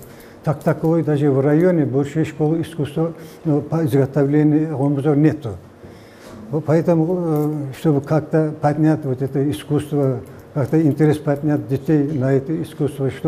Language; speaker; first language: Russian; non-native, local second language; Kumyk